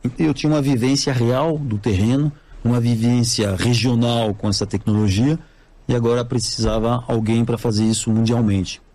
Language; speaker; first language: Portuguese; non-native, fluent; French